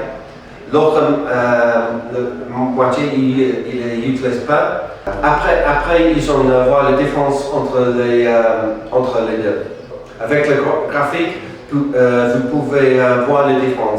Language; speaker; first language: French; non-native, fluent; English